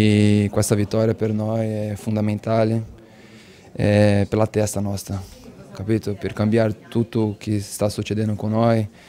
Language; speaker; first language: Italian; non-native, learner; Portuguese